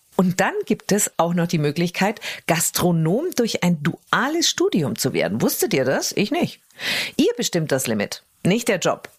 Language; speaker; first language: German; native; German